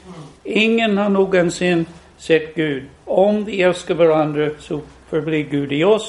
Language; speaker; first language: Swedish; non-native, fluent; English